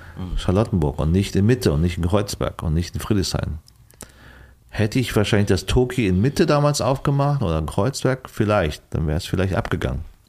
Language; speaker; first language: German; early bilingual, other home language; Vietnamese